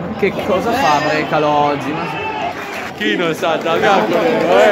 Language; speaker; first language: Italian; native; Italian